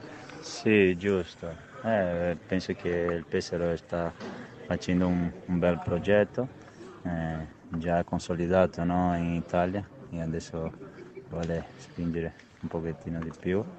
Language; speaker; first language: Italian; non-native, fluent; Portuguese